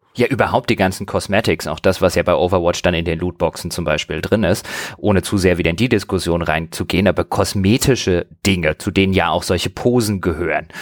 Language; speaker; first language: German; native; German